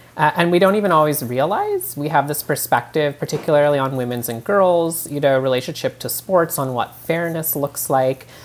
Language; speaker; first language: English; native; English